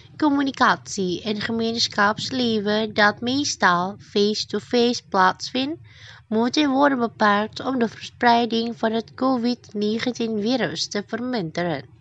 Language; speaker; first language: Dutch; non-native, fluent; Indonesian